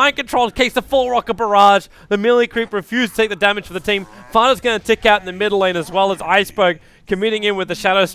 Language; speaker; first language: English; native; English